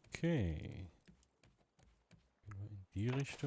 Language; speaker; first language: German; native; German